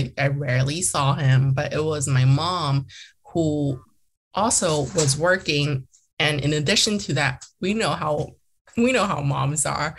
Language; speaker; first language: English; early bilingual, other home language; Chinese